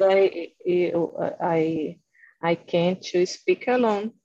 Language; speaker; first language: English; non-native, learner; Portuguese